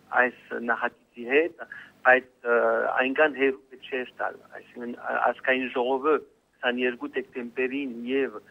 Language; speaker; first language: Armenian; early bilingual, heritage; Armenian